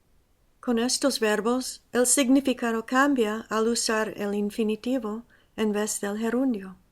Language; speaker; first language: Spanish; non-native, fluent; English